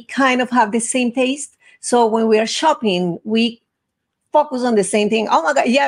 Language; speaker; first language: English; non-native, fluent; Spanish